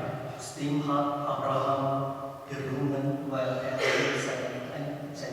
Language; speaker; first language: German; non-native, learner; Indonesian